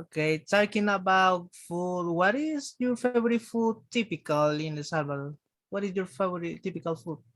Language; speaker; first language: English; non-native, learner; Spanish